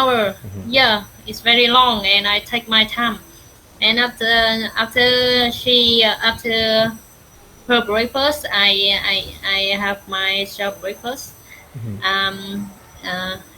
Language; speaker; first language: English; non-native, learner; Vietnamese